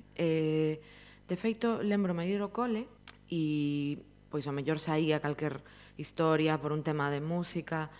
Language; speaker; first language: Galician; native; Galician